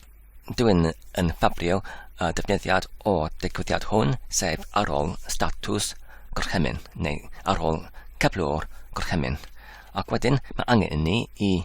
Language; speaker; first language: Welsh; non-native, learner; Polish